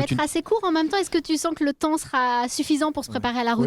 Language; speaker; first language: French; native; French